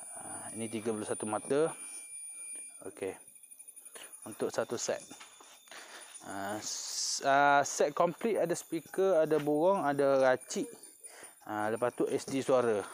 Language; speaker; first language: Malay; non-native, local second language; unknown